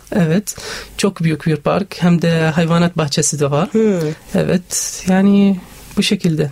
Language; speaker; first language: Turkish; non-native, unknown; Arabic